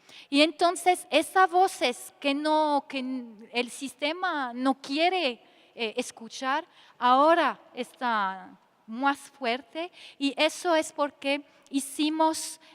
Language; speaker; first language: Spanish; non-native, fluent; French